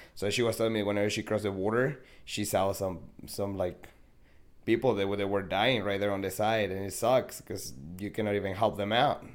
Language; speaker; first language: English; non-native, fluent; Spanish